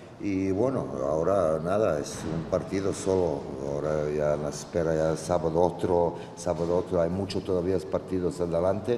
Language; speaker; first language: Spanish; non-native, fluent; Croatian